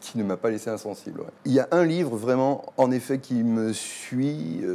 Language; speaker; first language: French; native; French